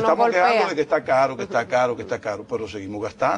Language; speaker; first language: Spanish; native; Spanish